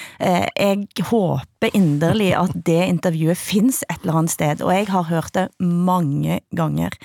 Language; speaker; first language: Norwegian; native; Norwegian